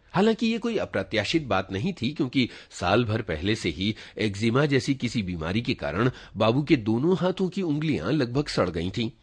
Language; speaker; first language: Hindi; native; Hindi